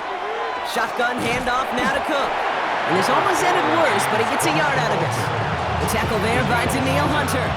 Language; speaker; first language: English; native; English